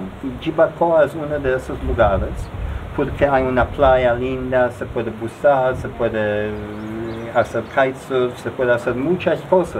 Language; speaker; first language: Spanish; non-native, learner; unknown